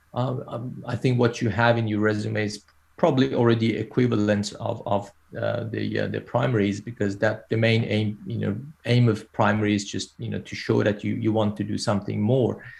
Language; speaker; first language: English; non-native, fluent; Persian